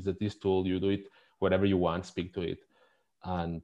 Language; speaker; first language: English; non-native, fluent; Spanish